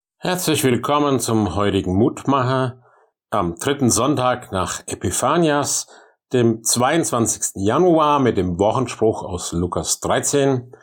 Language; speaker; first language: German; native; German